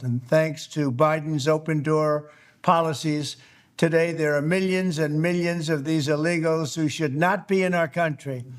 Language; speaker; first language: English; native; English